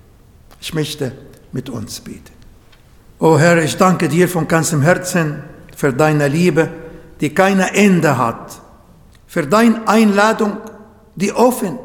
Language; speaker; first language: German; non-native, learner; Arabic